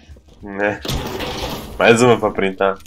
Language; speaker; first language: Portuguese; native; Portuguese